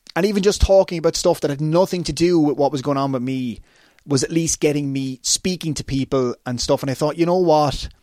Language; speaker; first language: English; native; English